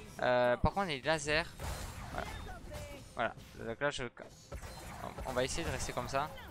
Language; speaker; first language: French; native; French